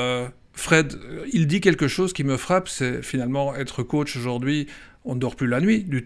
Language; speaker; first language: French; native; French